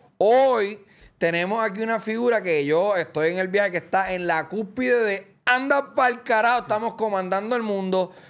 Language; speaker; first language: Spanish; native; Spanish